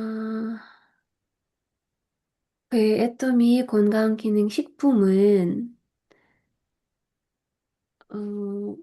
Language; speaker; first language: Korean; non-native, fluent; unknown